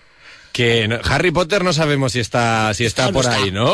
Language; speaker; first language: Spanish; native; Spanish